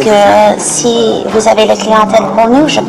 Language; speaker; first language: French; non-native, learner; English